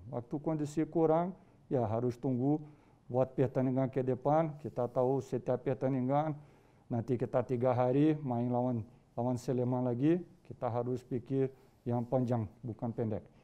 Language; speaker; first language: Indonesian; non-native, fluent; Portuguese